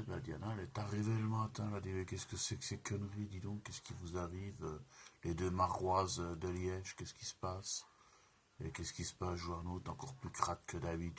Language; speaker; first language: French; native; French